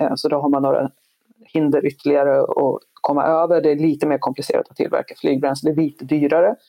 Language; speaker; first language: Swedish; native; Swedish